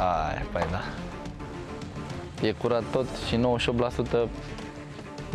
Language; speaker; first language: Romanian; native; Romanian